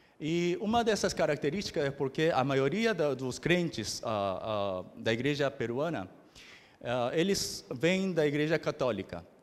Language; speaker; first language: Portuguese; early bilingual, other home language; Korean